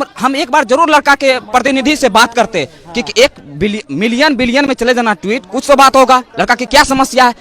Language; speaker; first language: Hindi; native; Hindi